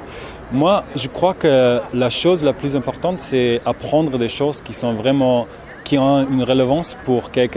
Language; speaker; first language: French; non-native, fluent; German